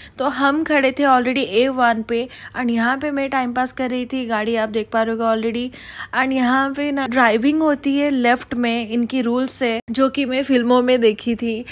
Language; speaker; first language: Hindi; native; Hindi